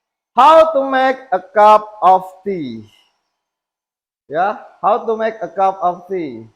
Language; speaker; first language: English; non-native, fluent; Indonesian